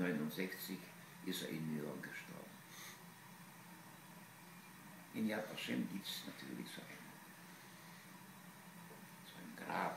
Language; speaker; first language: German; non-native, fluent; Polish